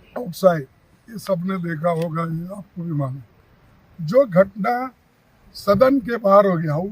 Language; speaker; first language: Hindi; non-native, local second language; Kannada